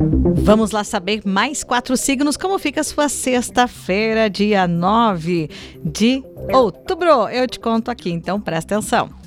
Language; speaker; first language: Portuguese; native; Portuguese